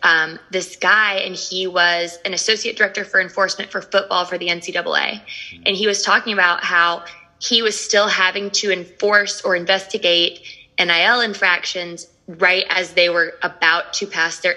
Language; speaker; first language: English; native; English